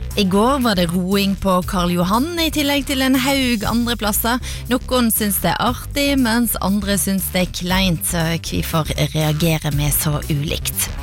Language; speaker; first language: Norwegian; native; Norwegian